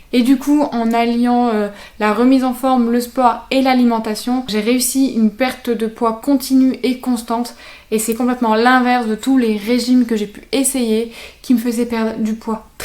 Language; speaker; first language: French; native; French